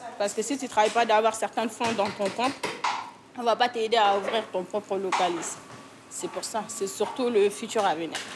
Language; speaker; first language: French; native; French